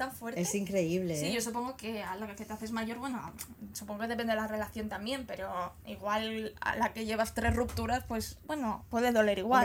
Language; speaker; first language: Spanish; native; Spanish